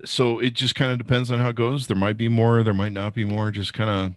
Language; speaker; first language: English; native; English